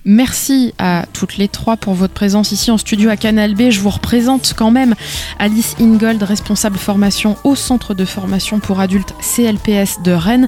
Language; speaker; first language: French; native; French